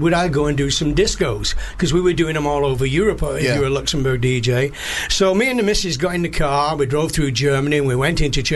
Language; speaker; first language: English; native; English